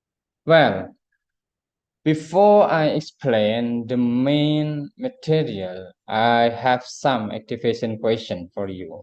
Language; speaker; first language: English; non-native, fluent; Indonesian